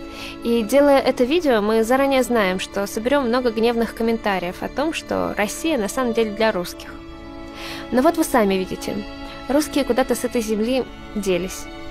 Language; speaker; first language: Russian; native; Russian